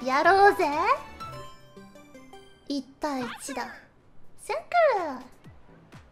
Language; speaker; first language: Japanese; native; Japanese